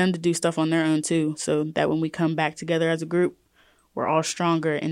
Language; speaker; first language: English; native; English